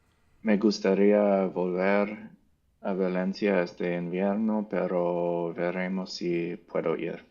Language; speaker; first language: Spanish; non-native, learner; English